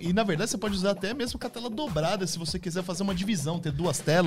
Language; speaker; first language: Portuguese; native; Portuguese